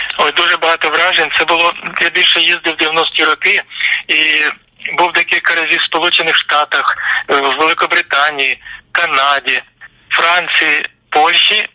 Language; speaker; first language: Ukrainian; native; Ukrainian